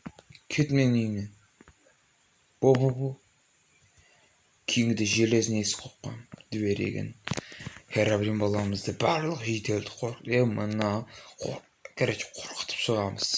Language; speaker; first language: Kazakh; native; Kazakh